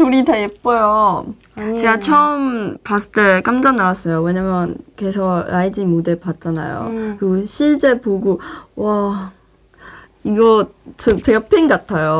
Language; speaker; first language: Korean; non-native, fluent; Chinese